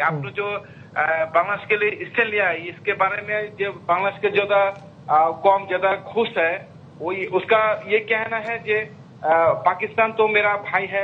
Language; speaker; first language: Hindi; non-native, learner; Bangla